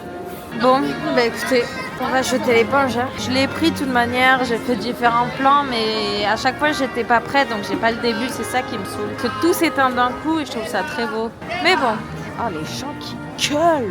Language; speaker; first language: French; native; French